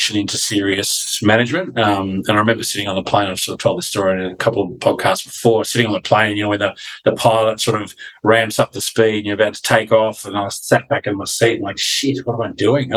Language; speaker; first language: English; native; English